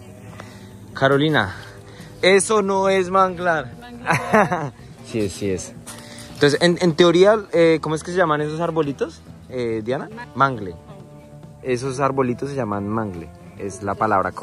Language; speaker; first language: Spanish; native; Spanish